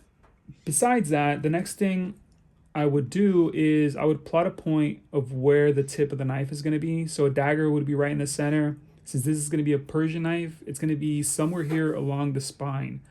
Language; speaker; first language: English; native; English